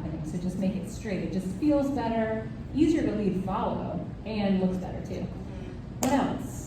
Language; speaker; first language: English; native; English